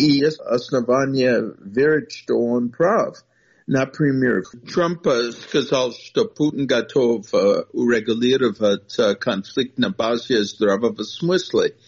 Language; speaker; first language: Russian; non-native, fluent; English